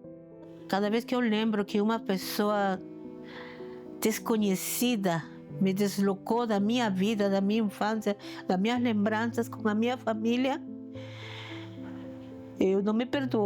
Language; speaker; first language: Portuguese; non-native, fluent; Spanish